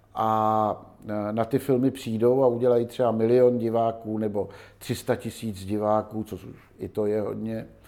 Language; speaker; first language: Czech; native; Czech